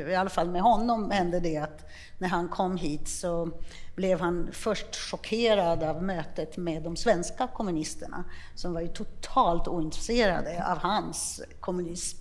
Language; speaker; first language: Swedish; non-native, fluent; Polish